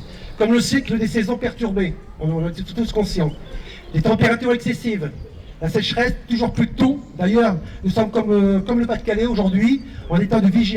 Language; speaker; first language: French; native; French